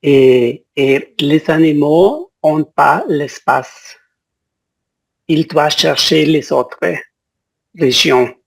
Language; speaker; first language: French; non-native, learner; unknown